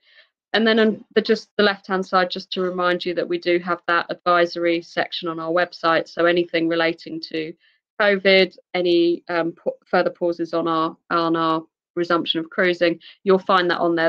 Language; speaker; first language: English; native; English